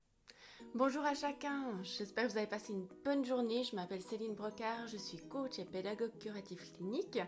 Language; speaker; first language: French; native; French